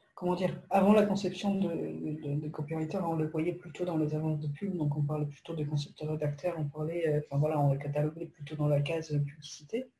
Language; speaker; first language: French; non-native, fluent; Polish